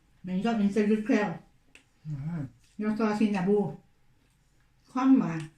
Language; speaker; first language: Swedish; non-native, learner; Thai